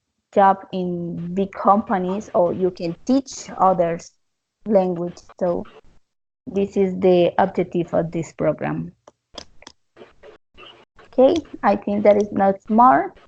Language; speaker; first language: English; non-native, learner; Spanish